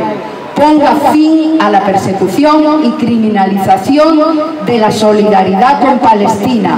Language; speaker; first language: Spanish; native; Spanish